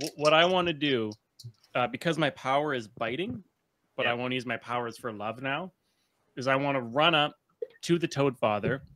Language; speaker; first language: English; native; English